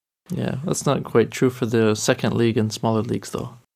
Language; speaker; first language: English; native; English